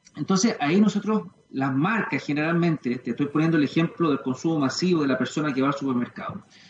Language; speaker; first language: Spanish; native; Spanish